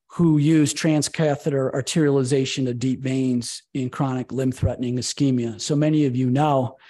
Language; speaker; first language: English; native; English